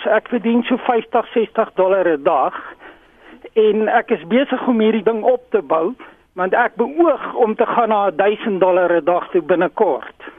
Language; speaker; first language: Afrikaans; non-native, local second language; English